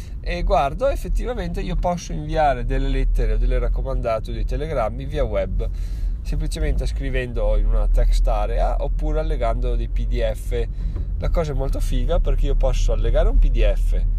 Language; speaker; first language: Italian; native; Italian